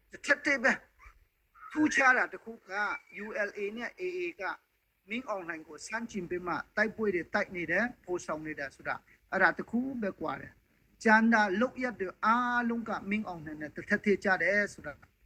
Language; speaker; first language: Burmese; non-native, local second language; Hakha Chin